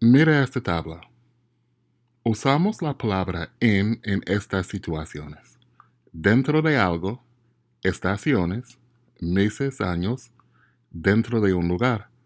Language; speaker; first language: Spanish; non-native, fluent; English